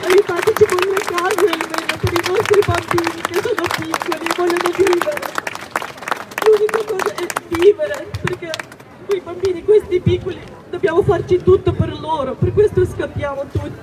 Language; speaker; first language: Italian; non-native, fluent; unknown